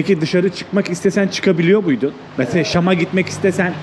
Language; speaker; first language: Turkish; native; Turkish